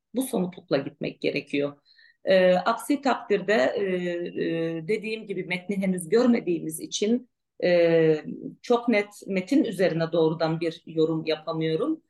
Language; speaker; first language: Turkish; non-native, local second language; Arabic